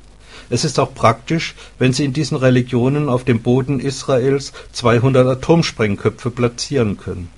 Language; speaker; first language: German; native; German